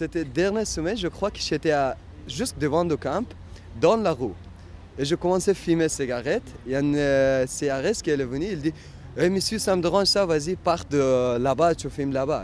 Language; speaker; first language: French; non-native, learner; Persian